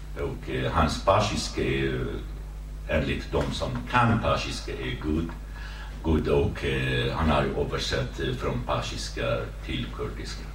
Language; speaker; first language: Swedish; non-native, fluent; Kurdish